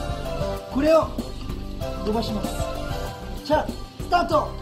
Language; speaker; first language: Japanese; non-native, fluent; Korean